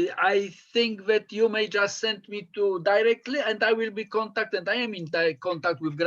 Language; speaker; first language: English; non-native, fluent; Polish